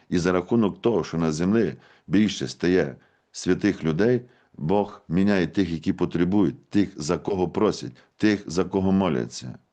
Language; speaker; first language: Ukrainian; native; Ukrainian